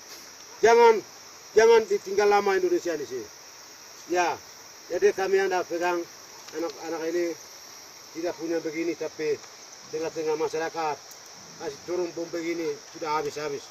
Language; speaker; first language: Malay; non-native, local second language; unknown